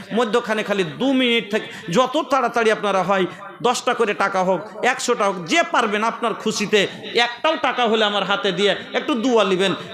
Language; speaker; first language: Bangla; non-native, local second language; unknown